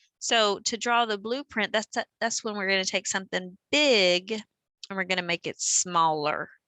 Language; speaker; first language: English; native; English